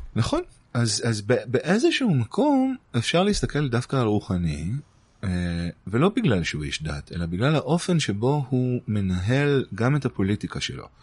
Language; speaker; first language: Hebrew; native; Hebrew